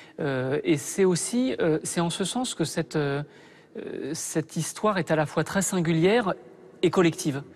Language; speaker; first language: French; native; French